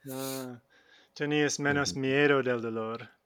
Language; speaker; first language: Spanish; non-native, learner; English